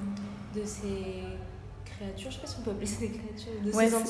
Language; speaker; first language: French; native; French